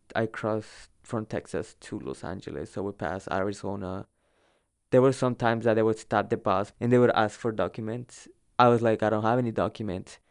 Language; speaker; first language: English; early bilingual, other home language; Spanish